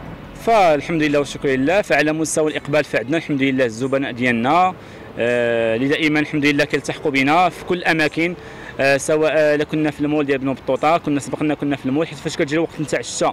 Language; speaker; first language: Arabic; native; Arabic